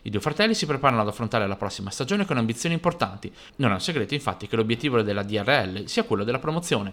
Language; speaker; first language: Italian; native; Italian